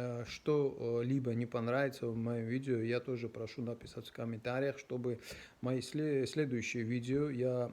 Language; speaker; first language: Russian; non-native, local second language; Georgian